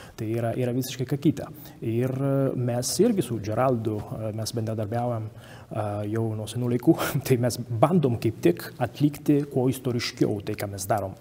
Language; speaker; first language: Lithuanian; non-native, fluent; Italian